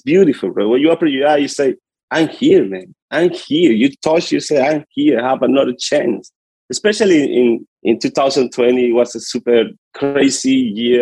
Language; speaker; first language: English; non-native, learner; Spanish